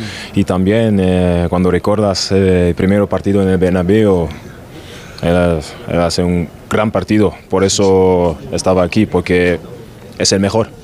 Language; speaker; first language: Spanish; non-native, learner; German